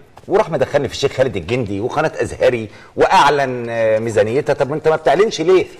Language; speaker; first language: Arabic; native; Arabic